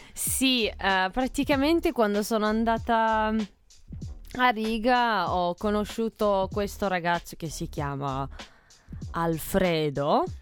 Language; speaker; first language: Italian; non-native, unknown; Uzbek